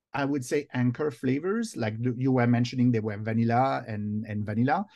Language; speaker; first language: English; non-native, fluent; French